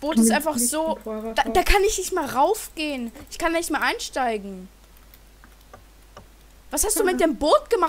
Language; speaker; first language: German; native; German